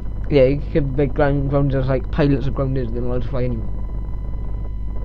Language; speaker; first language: English; native; English